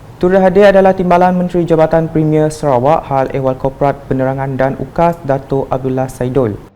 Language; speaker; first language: Malay; native; Malay